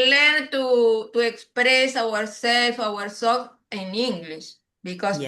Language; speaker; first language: English; non-native, learner; Spanish